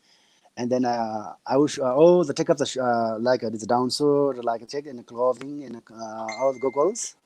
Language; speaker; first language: English; non-native, learner; Nepali